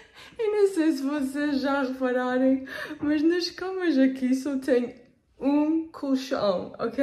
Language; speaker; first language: Portuguese; early bilingual, heritage; Portuguese